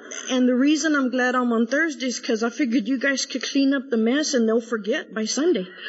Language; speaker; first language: English; early bilingual, other home language; Spanish